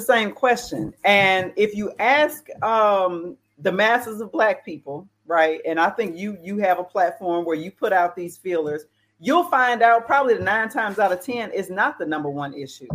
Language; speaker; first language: English; native; English